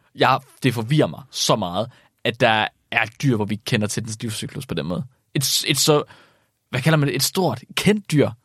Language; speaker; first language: Danish; native; Danish